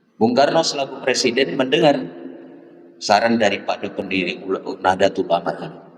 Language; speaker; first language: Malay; non-native, local second language; Achinese